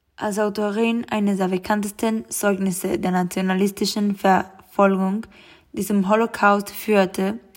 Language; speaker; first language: German; non-native, learner; Spanish